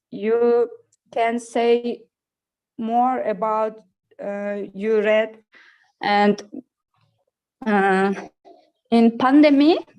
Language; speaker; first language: English; non-native, learner; Russian